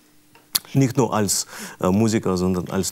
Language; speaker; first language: German; non-native, fluent; Russian